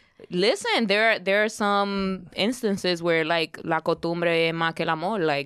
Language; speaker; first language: Spanish; early bilingual, heritage; Spanish